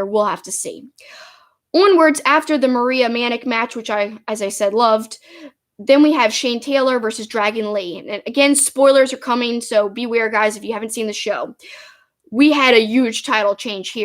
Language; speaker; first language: English; native; English